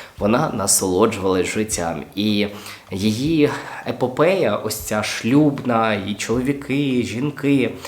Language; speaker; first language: Ukrainian; non-native, local second language; Russian